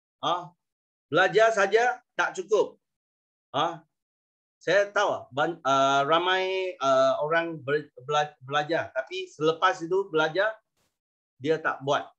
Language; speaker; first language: Malay; non-native, local second language; Chinese